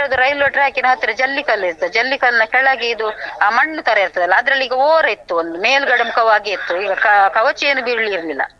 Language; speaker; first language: Kannada; native; Kannada